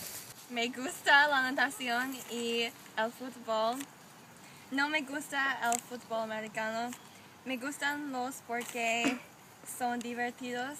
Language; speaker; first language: Spanish; non-native, learner; English